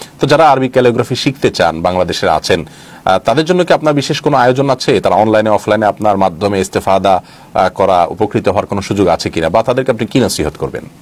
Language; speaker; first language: Bangla; native; Bangla